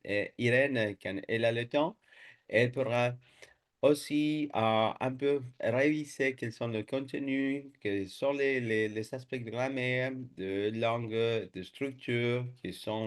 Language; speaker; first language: French; non-native, fluent; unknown